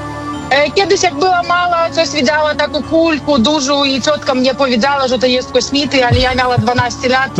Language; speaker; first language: Polish; non-native, learner; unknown